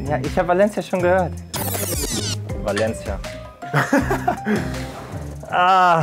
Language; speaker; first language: German; native; German